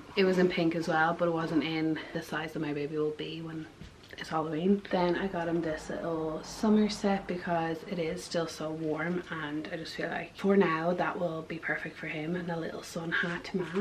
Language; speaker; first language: English; native; English